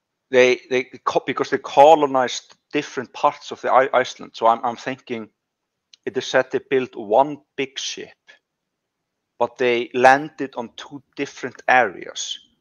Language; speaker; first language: English; non-native, fluent; Icelandic